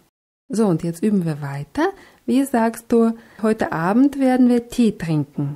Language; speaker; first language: German; non-native, fluent; Russian